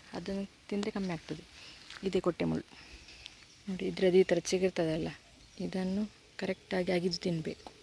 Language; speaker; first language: Kannada; non-native, local second language; Tulu